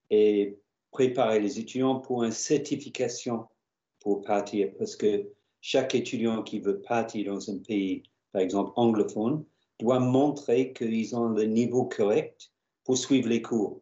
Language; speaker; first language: French; non-native, fluent; English